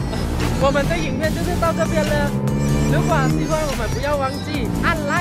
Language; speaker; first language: Chinese; non-native, learner; Thai